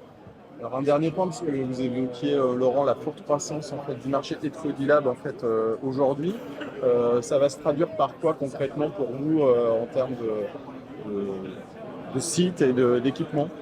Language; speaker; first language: French; native; French